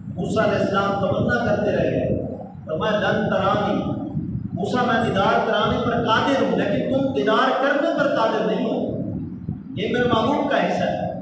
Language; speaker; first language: Urdu; native; Urdu